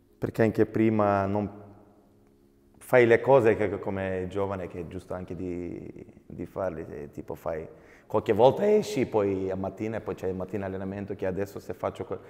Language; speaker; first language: Italian; non-native, fluent; Macedonian